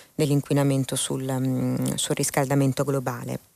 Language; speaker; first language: Italian; native; Italian